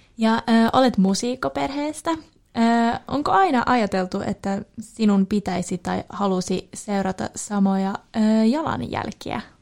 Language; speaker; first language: Finnish; early bilingual, heritage; Swedish